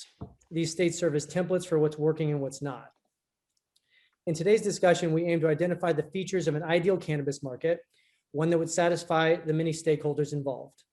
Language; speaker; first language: English; native; English